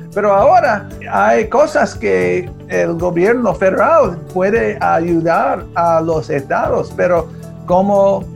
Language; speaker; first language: Spanish; early bilingual, heritage; Spanish